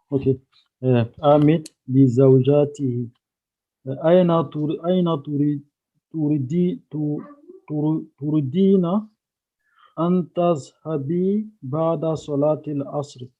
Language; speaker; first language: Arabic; non-native, learner; French